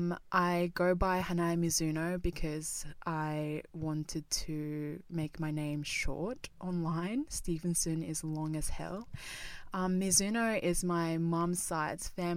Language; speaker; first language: English; non-native, fluent; Japanese